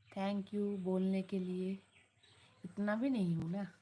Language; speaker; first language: Hindi; non-native, local second language; Bangla